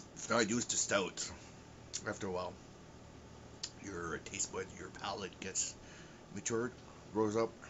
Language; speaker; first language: English; early bilingual, other home language; French